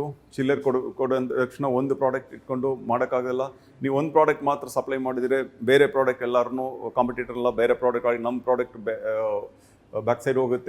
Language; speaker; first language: Kannada; non-native, learner; Tamil